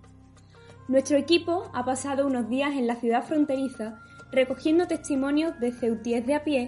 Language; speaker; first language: Spanish; native; Spanish